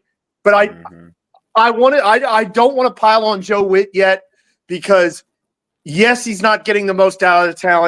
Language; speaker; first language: English; native; English